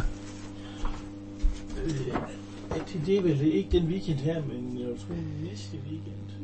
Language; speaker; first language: Danish; native; Danish